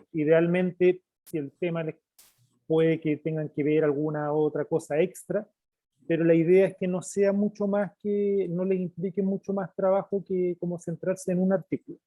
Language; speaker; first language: Spanish; native; Spanish